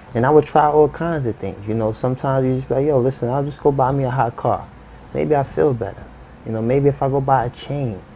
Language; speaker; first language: English; native; English